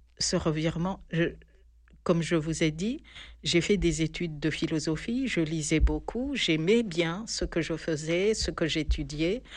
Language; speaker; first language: French; non-native, local second language; Malagasy